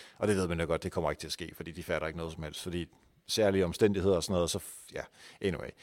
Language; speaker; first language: Danish; non-native, fluent; Dutch